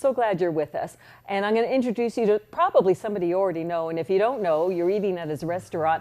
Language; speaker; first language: English; native; English